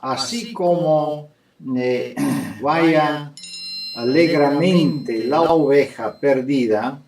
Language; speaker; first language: Spanish; non-native, fluent; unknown